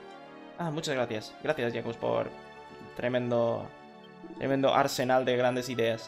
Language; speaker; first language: Spanish; native; Spanish